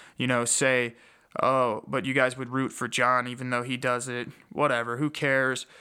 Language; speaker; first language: English; native; English